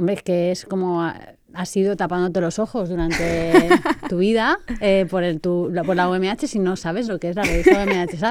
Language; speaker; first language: Spanish; native; Spanish